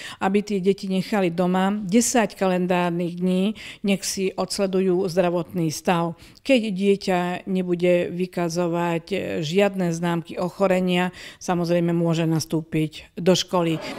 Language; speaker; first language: Slovak; native; Slovak